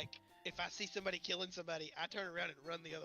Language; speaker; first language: English; native; English